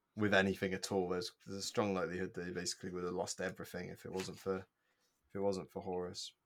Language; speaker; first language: English; native; English